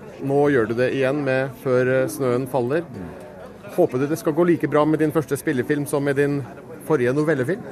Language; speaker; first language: Norwegian; native; Norwegian